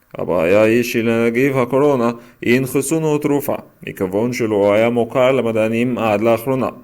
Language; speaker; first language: Hebrew; non-native, learner; Arabic